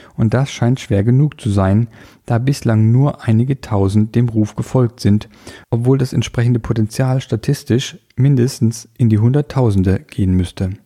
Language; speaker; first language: German; native; German